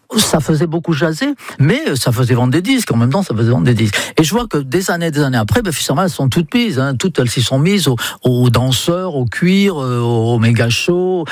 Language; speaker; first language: French; non-native, fluent; English